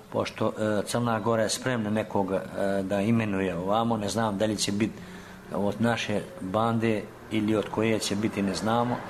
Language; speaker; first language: Serbian; early bilingual, heritage; Serbian